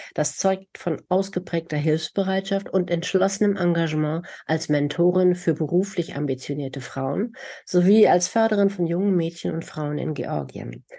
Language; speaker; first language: German; native; German